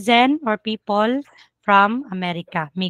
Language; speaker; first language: Korean; non-native, fluent; Filipino